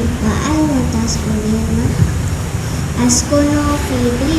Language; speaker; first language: Arabic; non-native, learner; Indonesian